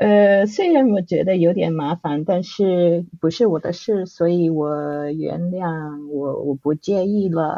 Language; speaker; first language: Chinese; non-native, fluent; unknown